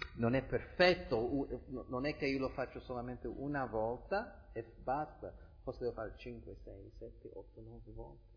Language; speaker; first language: Italian; early bilingual, heritage; Italian